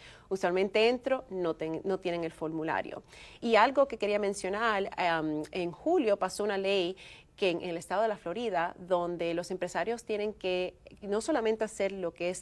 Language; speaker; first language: Spanish; early bilingual, heritage; Spanish